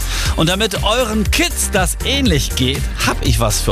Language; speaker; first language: German; native; German